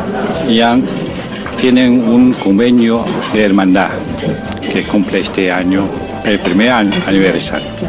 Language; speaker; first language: Spanish; non-native, fluent; Chinese